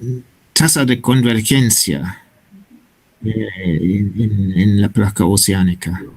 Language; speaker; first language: Spanish; non-native, fluent; German